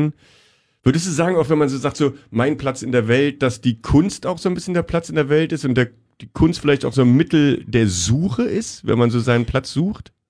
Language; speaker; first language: German; native; German